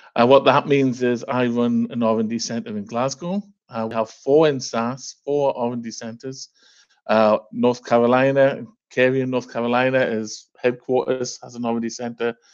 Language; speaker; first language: English; native; English